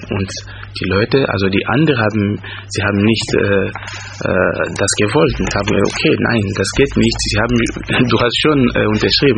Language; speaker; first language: German; non-native, fluent; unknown